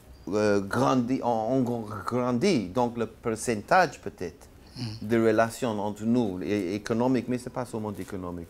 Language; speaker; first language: French; non-native, learner; Hebrew